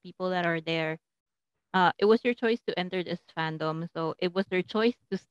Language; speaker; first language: English; non-native, local second language; Filipino